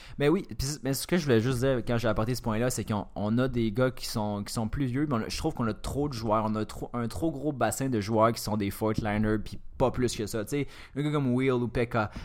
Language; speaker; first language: French; native; French